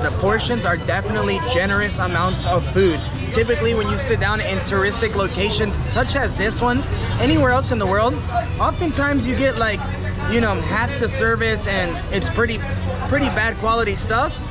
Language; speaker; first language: English; native; English